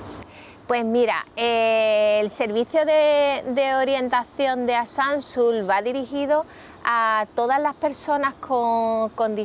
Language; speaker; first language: Spanish; native; Spanish